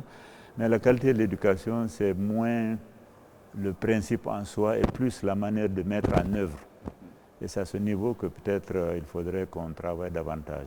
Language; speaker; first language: French; non-native, local second language; Fula